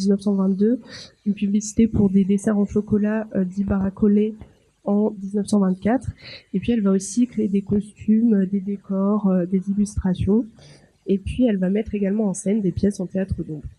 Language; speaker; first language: French; native; French